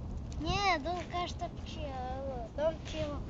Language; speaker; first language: Russian; non-native, local second language; Kazakh